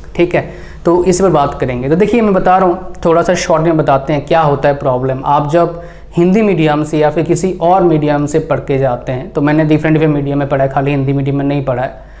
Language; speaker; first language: Hindi; non-native, local second language; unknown